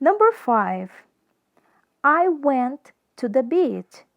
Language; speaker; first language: English; non-native, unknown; Portuguese